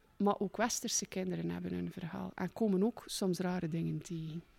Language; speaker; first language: Dutch; native; Dutch